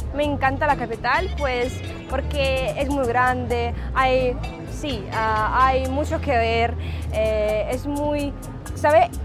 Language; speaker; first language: Spanish; early bilingual, other home language; Ukrainian